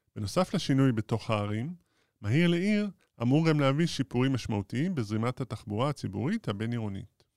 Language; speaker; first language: Hebrew; native; Hebrew